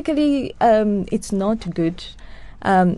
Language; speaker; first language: English; non-native, local second language; Kinyarwanda